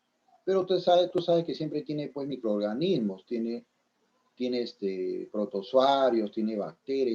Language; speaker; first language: Spanish; native; Spanish